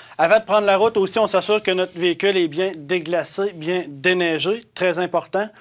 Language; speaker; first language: French; native; French